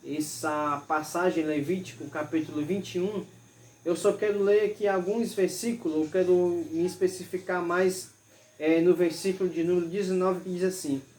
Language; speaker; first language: Portuguese; native; Portuguese